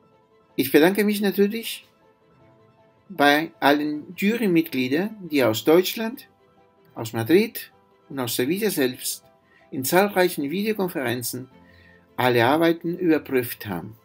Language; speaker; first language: German; non-native, fluent; Spanish